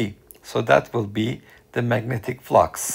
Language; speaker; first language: English; non-native, fluent; Turkish